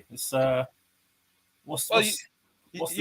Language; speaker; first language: English; native; English